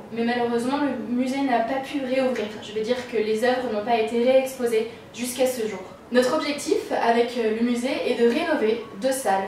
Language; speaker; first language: French; native; French